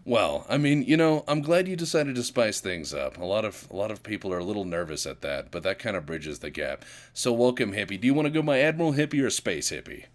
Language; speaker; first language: English; native; English